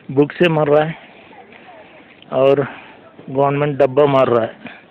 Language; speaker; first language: Hindi; non-native, local second language; Telugu